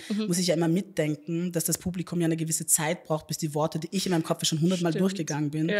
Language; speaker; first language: German; native; German